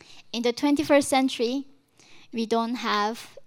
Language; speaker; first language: English; non-native, fluent; Korean